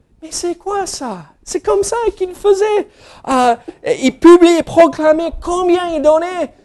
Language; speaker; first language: French; non-native, fluent; English